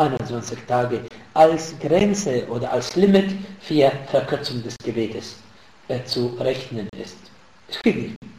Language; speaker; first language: German; non-native, fluent; Arabic